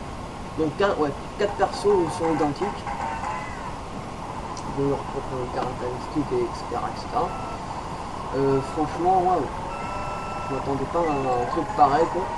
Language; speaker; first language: French; native; French